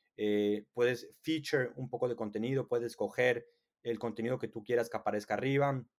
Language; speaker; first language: Spanish; native; Spanish